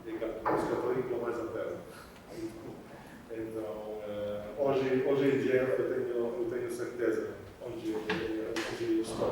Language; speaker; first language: Portuguese; non-native, fluent; Polish